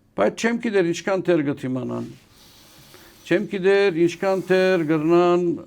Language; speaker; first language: Armenian; early bilingual, heritage; Armenian